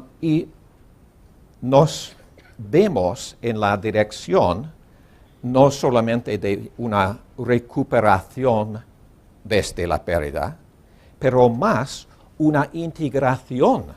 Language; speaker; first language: Spanish; non-native, learner; English